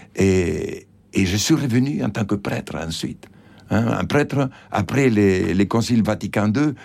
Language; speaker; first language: French; non-native, fluent; Spanish